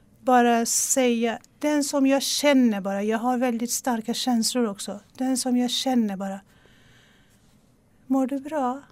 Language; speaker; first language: Swedish; non-native, fluent; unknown